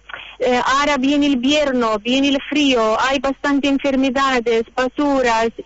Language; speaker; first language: Spanish; non-native, learner; Arabic